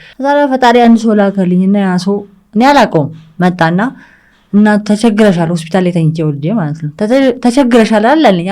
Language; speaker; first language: Amharic; early bilingual, other home language; English